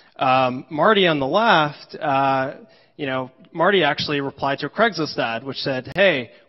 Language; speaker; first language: English; native; English